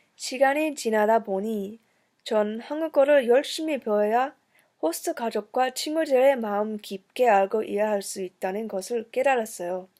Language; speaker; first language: Korean; early bilingual, heritage; English